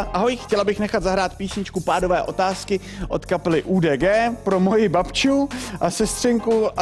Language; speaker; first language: Czech; native; Czech